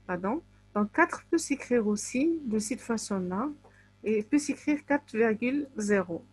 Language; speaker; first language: French; non-native, local second language; Arabic